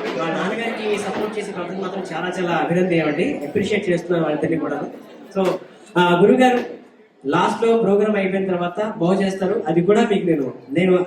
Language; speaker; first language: Telugu; native; Telugu